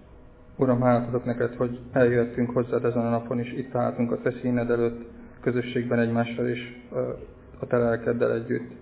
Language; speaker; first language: Hungarian; native; Hungarian